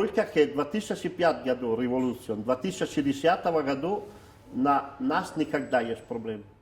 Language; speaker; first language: Russian; non-native, learner; Italian